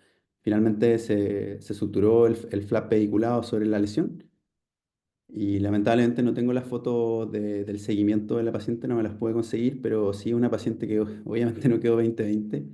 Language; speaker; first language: Spanish; native; Spanish